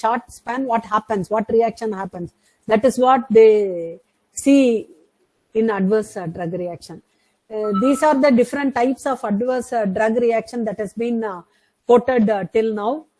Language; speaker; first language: English; non-native, local second language; Tamil